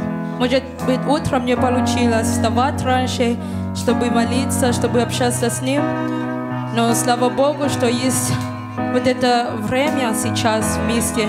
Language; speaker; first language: Russian; non-native, fluent; English